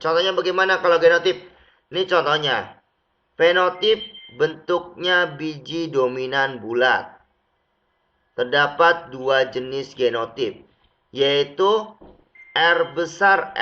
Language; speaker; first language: Indonesian; native; Indonesian